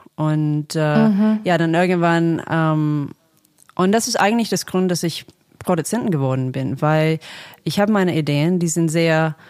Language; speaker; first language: German; non-native, fluent; English